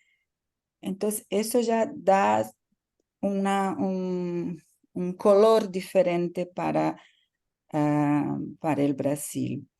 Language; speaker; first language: Spanish; non-native, fluent; Portuguese